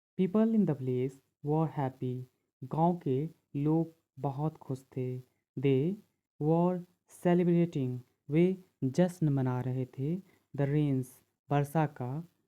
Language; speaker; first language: Hindi; native; Hindi